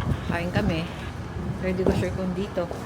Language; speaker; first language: Filipino; native; Filipino